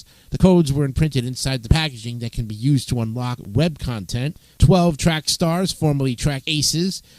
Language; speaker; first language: English; native; English